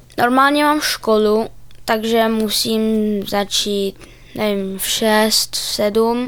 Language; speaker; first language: Czech; early bilingual, heritage; Czech